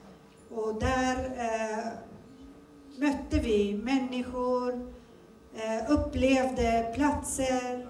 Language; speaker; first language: Swedish; early bilingual, other home language; Turoyo